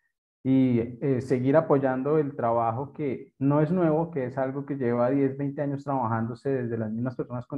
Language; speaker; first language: Spanish; native; Spanish